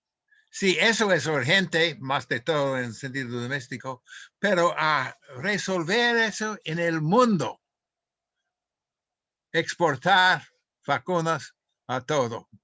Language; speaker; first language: Spanish; non-native, fluent; English